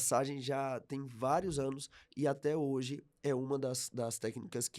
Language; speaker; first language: Portuguese; native; Portuguese